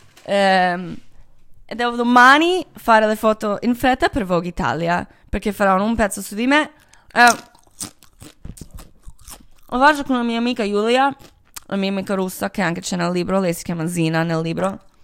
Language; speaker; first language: Italian; non-native, fluent; Croatian